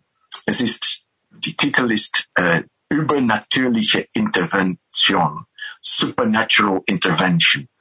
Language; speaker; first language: German; non-native, fluent; Dutch